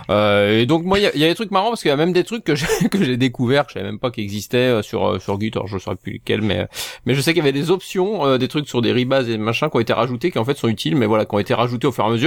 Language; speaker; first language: French; native; French